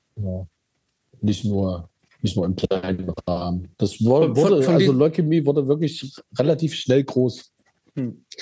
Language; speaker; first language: German; native; German